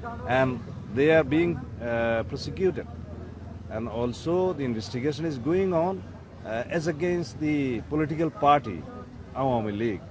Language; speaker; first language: English; non-native, local second language; Bangla